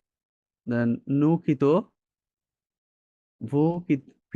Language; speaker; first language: French; non-native, learner; Bangla